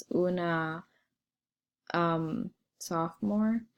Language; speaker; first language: Spanish; non-native, learner; English